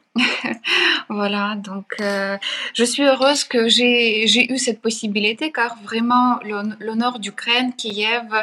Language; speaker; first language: French; non-native, fluent; Ukrainian